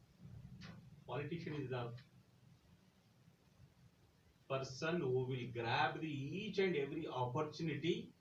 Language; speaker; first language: English; non-native, local second language; Telugu